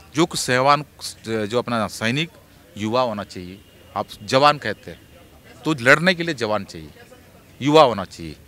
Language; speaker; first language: Hindi; non-native, local second language; Malayalam